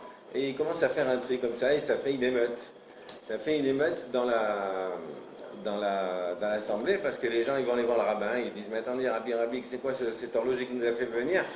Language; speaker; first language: French; native; French